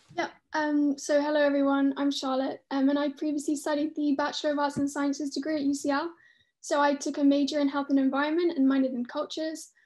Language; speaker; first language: English; native; English